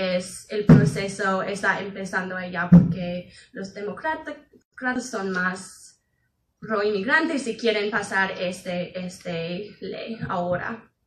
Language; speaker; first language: Spanish; non-native, fluent; English